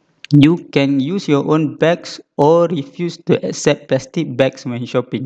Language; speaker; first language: English; non-native, local second language; Malay